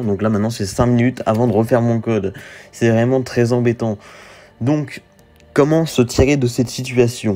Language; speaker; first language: French; native; French